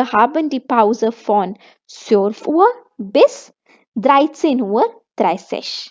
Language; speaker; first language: German; non-native, fluent; Hindi